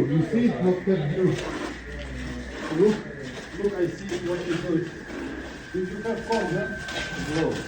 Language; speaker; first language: English; non-native, learner; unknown